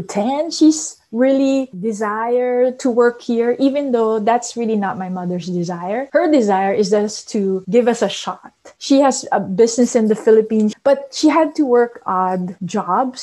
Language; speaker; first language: English; non-native, local second language; Filipino